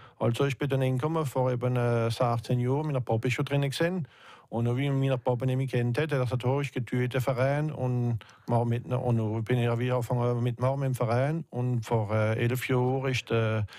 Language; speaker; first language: German; non-native, local second language; French